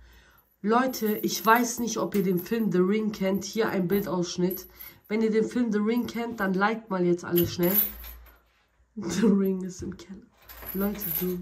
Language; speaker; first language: German; native; German